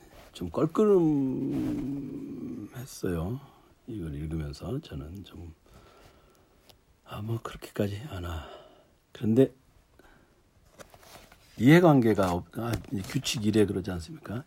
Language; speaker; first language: Korean; native; Korean